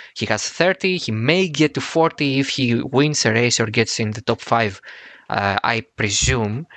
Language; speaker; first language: English; non-native, fluent; Greek